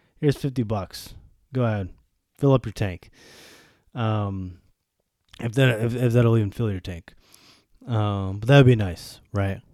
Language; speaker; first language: English; early bilingual, other home language; Bosnian